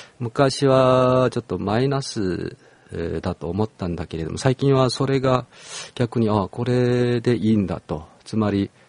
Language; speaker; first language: Japanese; non-native, fluent; Korean